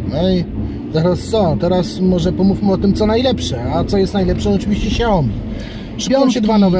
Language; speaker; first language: Polish; native; Polish